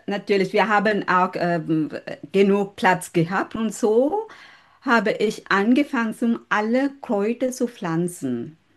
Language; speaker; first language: German; non-native, learner; Sinhala